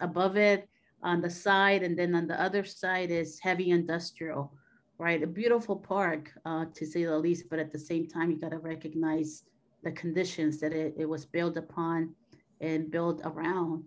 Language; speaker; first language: English; native; English